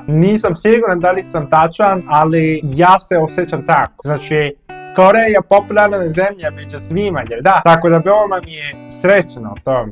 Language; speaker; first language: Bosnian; non-native, learner; Korean